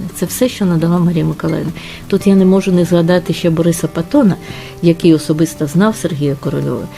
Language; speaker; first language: Ukrainian; native; Ukrainian